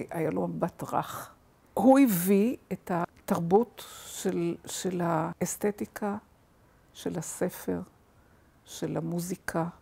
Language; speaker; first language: Hebrew; early bilingual, other home language; German